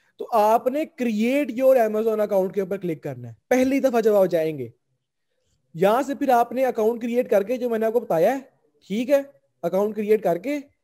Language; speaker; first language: Urdu; non-native, local second language; Punjabi